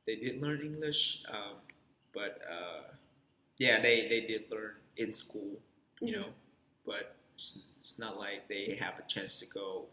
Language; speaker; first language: English; non-native, fluent; Vietnamese